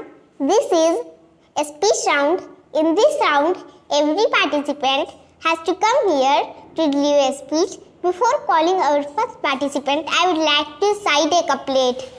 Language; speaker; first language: English; non-native, learner; Hindi